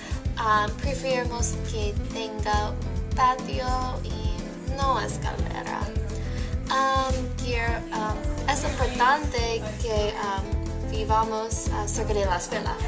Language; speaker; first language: Spanish; non-native, learner; English